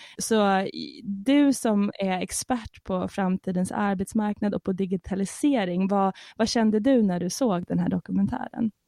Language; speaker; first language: Swedish; native; Swedish